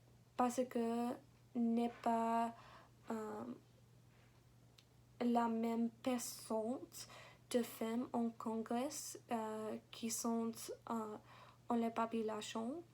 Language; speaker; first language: French; non-native, learner; English